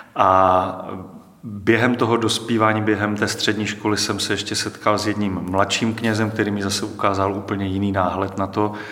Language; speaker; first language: Czech; native; Czech